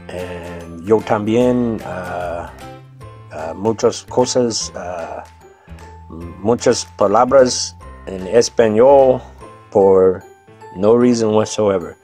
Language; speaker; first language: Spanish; non-native, learner; English